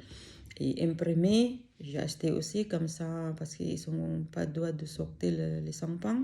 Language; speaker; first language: French; non-native, learner; Filipino